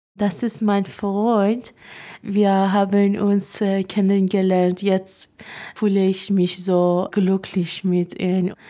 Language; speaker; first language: German; non-native, learner; Persian